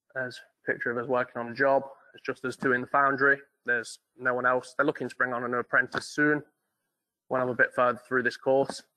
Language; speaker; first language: English; native; English